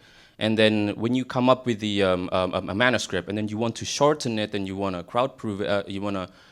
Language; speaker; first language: English; non-native, fluent; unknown